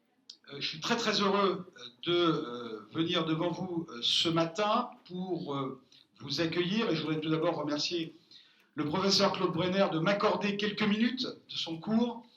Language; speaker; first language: French; native; French